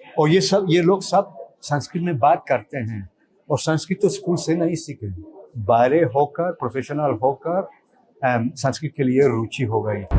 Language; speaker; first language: Hindi; non-native, fluent; Catalan